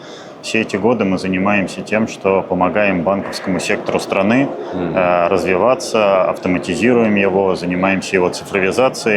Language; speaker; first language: Russian; native; Russian